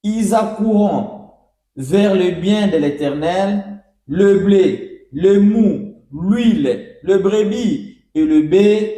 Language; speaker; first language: French; non-native, local second language; Swahili